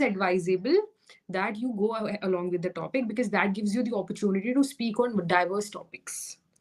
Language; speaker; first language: English; non-native, local second language; Hindi